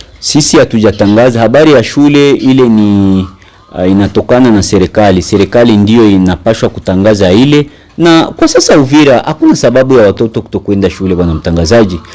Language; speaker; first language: Swahili; native; Swahili